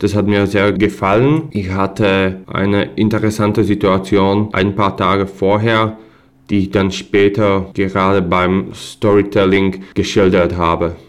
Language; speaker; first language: German; non-native, fluent; Slovak